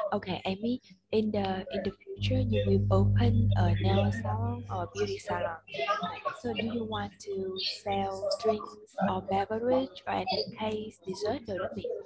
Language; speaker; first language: English; non-native, fluent; Vietnamese